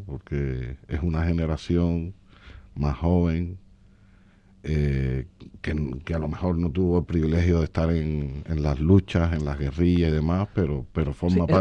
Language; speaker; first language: Spanish; native; Spanish